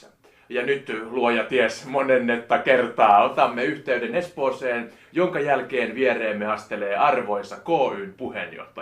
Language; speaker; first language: Finnish; native; Finnish